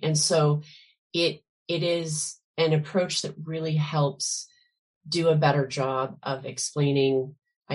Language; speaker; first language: English; native; English